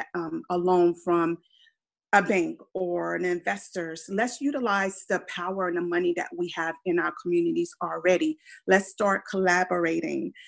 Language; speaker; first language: English; non-native, fluent; Spanish